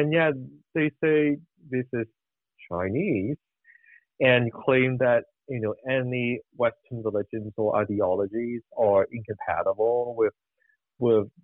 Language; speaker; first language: English; non-native, local second language; Cantonese